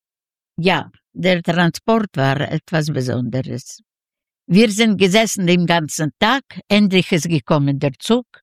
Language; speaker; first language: German; non-native, fluent; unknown